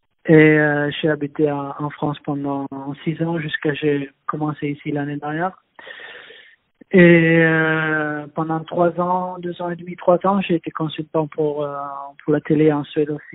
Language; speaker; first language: French; non-native, fluent; Swedish